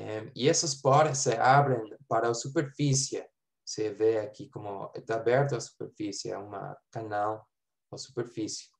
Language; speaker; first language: Portuguese; non-native, fluent; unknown